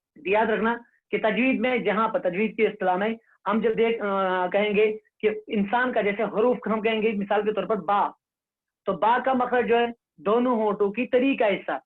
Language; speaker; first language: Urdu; non-native, local second language; Kashmiri